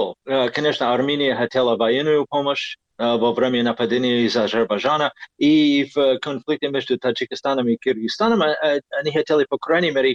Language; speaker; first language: Russian; non-native, fluent; English